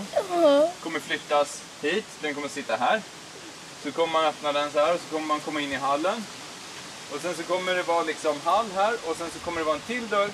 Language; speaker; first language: Swedish; native; Swedish